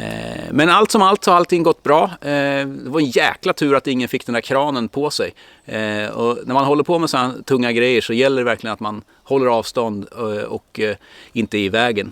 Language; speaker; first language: Swedish; native; Swedish